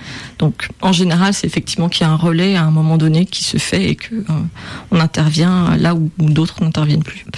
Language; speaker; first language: French; native; French